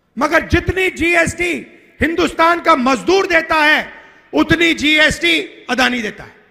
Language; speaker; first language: Hindi; native; Hindi